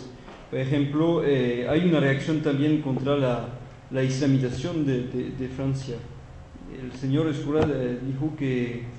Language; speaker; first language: Spanish; non-native, fluent; French